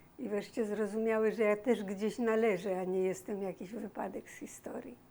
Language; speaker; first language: Polish; native; Polish